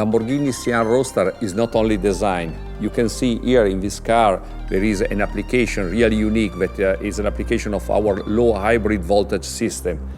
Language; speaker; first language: English; non-native, fluent; Italian